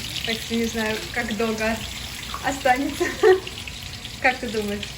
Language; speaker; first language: Russian; early bilingual, other home language; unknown